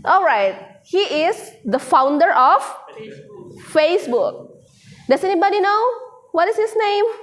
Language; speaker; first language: English; non-native, fluent; Indonesian